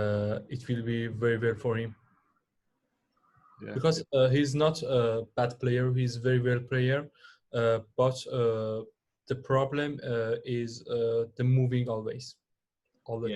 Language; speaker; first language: English; non-native, learner; Persian